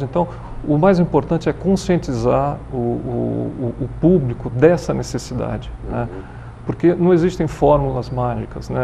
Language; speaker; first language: Portuguese; native; Portuguese